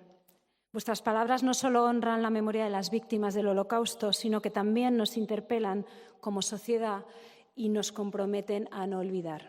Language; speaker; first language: Spanish; native; Spanish